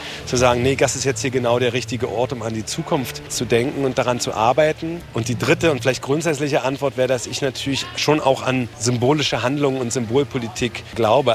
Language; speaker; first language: German; native; German